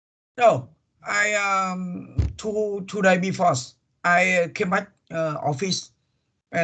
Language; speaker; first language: English; non-native, learner; Vietnamese